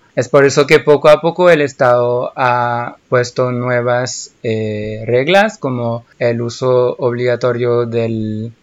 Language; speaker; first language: Spanish; non-native, fluent; French